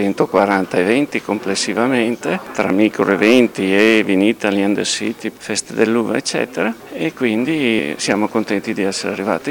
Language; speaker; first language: Italian; native; Italian